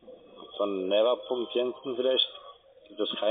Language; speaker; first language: German; non-native, fluent; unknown